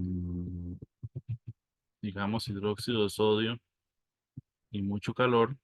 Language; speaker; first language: Spanish; native; Spanish